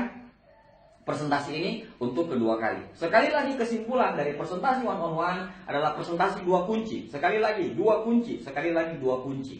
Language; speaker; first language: Indonesian; native; Indonesian